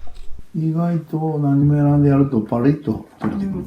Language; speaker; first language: Japanese; native; Japanese